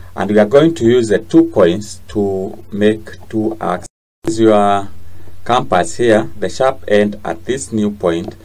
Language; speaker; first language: English; non-native, local second language; Swahili